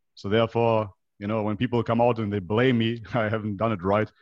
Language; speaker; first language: English; non-native, fluent; Macedonian